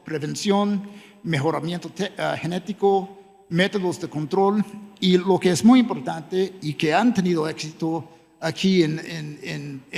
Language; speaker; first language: Spanish; non-native, fluent; English